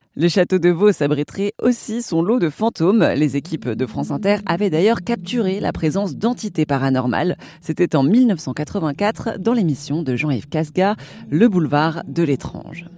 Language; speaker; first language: French; native; French